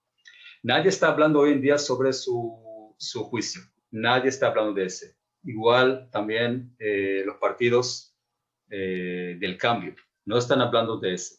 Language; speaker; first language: Spanish; non-native, fluent; Hebrew